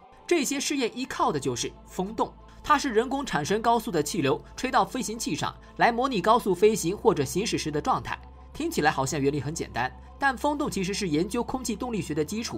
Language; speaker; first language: Chinese; native; Chinese